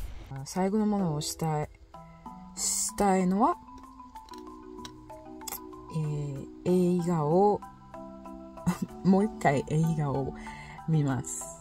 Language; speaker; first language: Japanese; non-native, learner; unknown